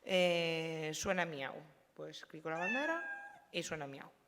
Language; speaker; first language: Spanish; non-native, local second language; Galician